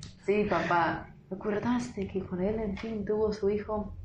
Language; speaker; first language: Spanish; non-native, fluent; English